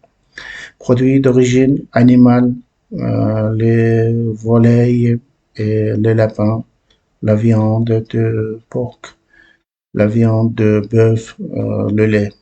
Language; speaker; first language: French; non-native, learner; Uzbek